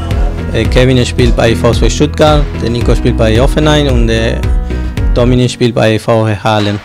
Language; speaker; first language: German; non-native, learner; Spanish